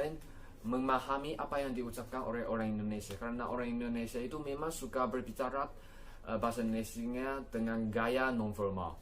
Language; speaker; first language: Indonesian; non-native, fluent; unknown